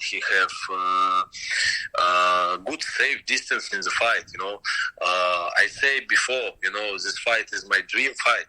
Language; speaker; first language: English; non-native, learner; Russian